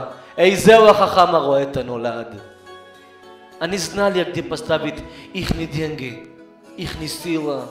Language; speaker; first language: Russian; early bilingual, heritage; Hebrew